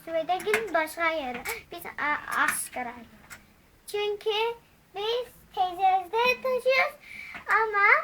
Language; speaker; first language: Turkish; early bilingual, heritage; Turkish